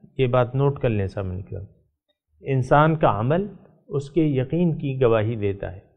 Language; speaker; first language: Urdu; non-native, local second language; Pashto